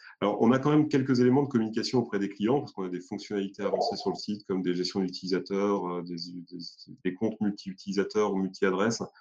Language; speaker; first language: French; native; French